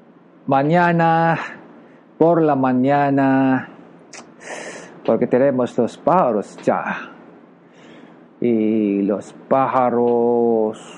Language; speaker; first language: Spanish; non-native, learner; Filipino